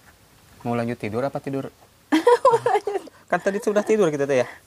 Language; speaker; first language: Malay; non-native, local second language; Sundanese